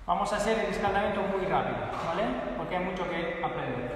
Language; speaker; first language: Spanish; non-native, fluent; Italian